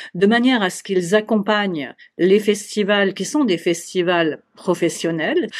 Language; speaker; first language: French; native; French